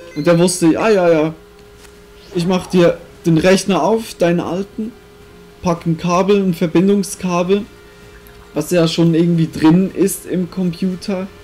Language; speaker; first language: German; native; German